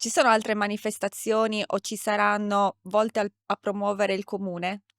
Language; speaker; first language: Italian; native; Italian